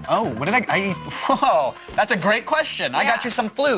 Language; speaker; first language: English; native; English